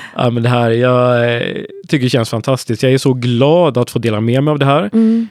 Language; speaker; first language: Swedish; native; Swedish